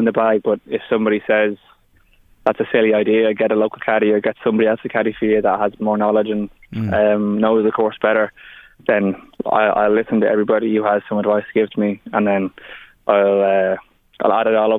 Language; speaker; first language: English; native; English